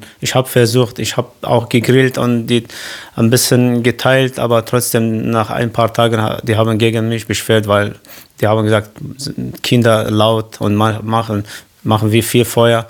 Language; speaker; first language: German; non-native, learner; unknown